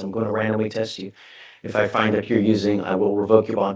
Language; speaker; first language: English; native; English